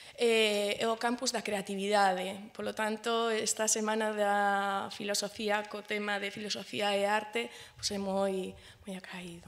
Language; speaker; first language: Galician; non-native, local second language; Spanish